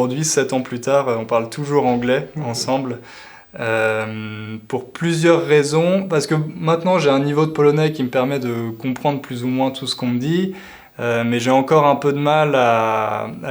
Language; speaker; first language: French; native; French